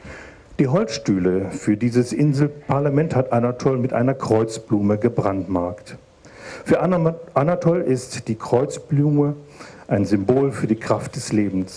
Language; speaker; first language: German; native; German